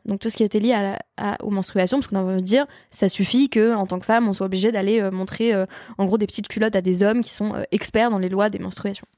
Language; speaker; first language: French; native; French